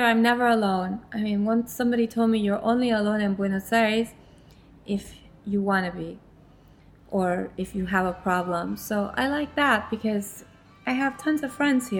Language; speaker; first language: English; native; English